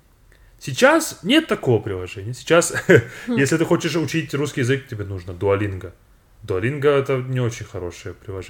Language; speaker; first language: Russian; non-native, fluent; English